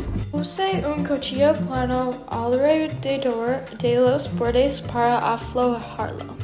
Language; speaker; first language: Spanish; non-native, learner; English